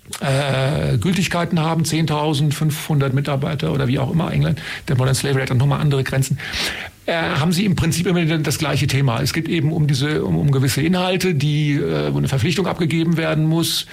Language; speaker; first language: German; native; German